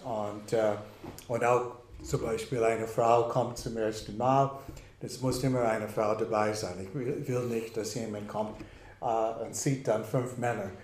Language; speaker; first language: German; non-native, fluent; English